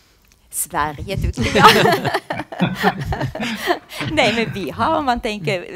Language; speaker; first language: Swedish; non-native, fluent; Finnish